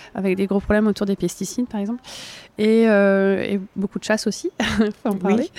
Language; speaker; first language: French; native; French